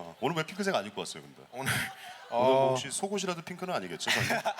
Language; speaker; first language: Korean; native; Korean